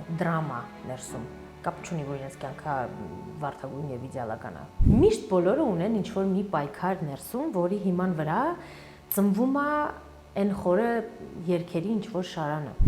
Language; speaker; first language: Armenian; early bilingual, heritage; Armenian